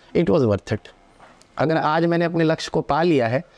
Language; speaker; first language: Hindi; non-native, local second language; Bhojpuri